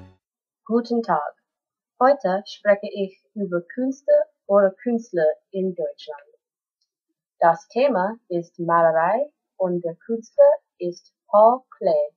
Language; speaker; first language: German; non-native, learner; English